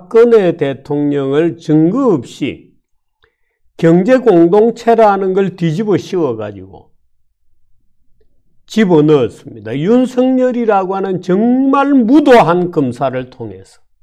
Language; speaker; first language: Korean; native; Korean